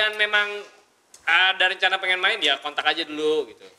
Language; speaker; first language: Indonesian; native; Indonesian